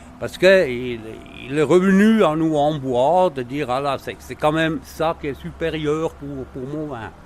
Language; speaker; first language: French; non-native, local second language; Swiss German